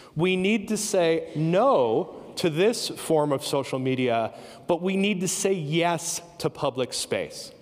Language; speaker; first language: English; native; English